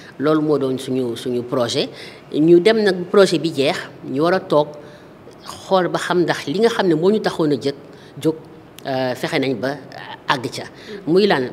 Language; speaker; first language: Wolof; native; Wolof